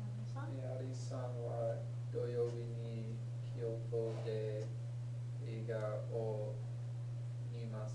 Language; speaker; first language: Japanese; non-native, learner; English